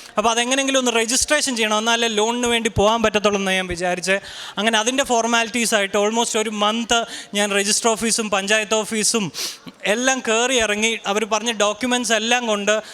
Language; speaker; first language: Malayalam; early bilingual, heritage; Malayalam